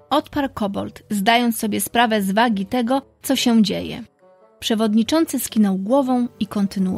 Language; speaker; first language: Polish; native; Polish